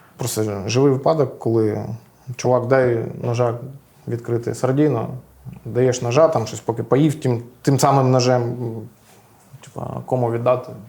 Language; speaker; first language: Ukrainian; non-native, local second language; Russian